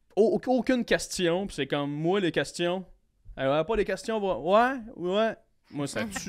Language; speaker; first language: French; native; French